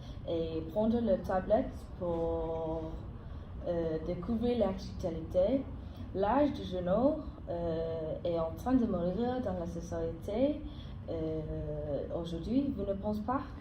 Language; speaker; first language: French; non-native, fluent; English